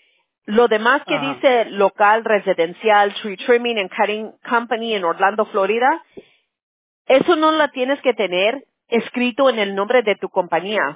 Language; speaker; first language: Spanish; early bilingual, heritage; Spanish